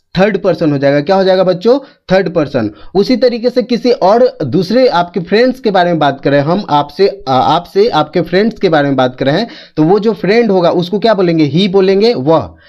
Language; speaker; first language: Hindi; native; Hindi